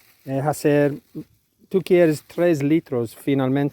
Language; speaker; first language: Spanish; non-native, learner; English